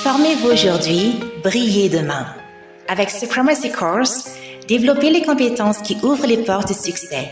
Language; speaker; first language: French; non-native, local second language; Malagasy